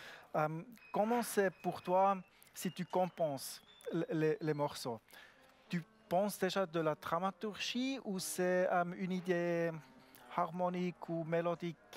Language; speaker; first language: French; non-native, learner; German